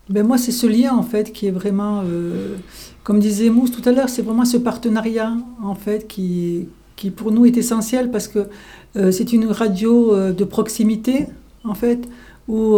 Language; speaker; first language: French; native; French